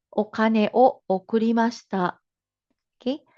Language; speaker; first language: Japanese; non-native, fluent; Filipino